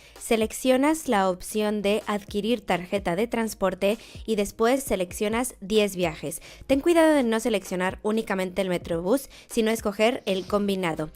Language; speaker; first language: Spanish; native; Spanish